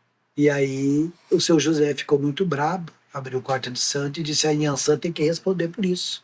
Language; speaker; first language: Portuguese; native; Portuguese